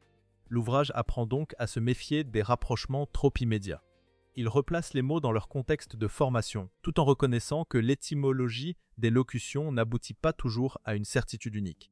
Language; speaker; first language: French; native; French